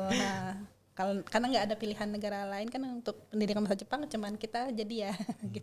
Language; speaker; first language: Indonesian; non-native, fluent; Japanese